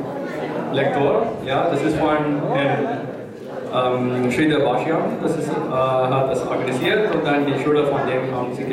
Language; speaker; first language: German; non-native, learner; Tamil